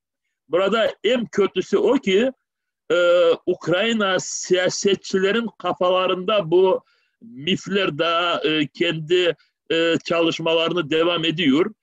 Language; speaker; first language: Turkish; non-native, fluent; Crimean Tatar